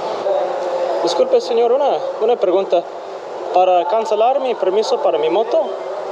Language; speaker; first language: Spanish; non-native, fluent; English